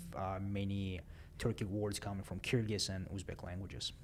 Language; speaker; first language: English; non-native, fluent; Russian